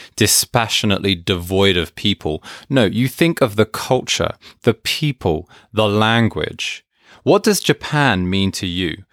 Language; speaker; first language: English; native; English